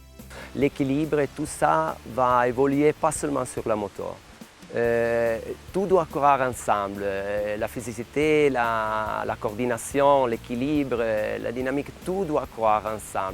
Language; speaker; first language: French; non-native, local second language; Italian